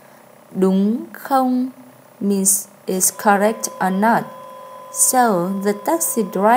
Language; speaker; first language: English; non-native, learner; Vietnamese